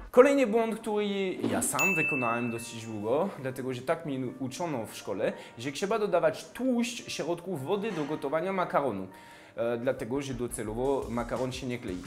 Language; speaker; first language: Polish; non-native, fluent; French